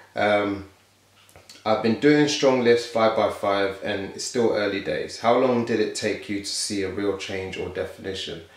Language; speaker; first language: English; native; English